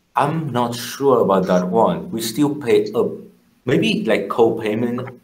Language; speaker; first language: English; non-native, fluent; Vietnamese